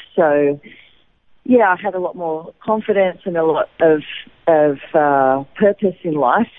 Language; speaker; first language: English; native; English